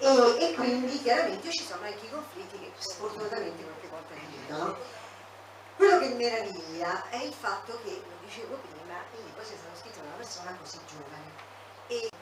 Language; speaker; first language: Italian; native; Italian